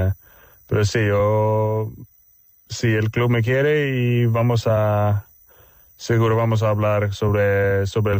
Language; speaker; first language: Spanish; non-native, fluent; Swedish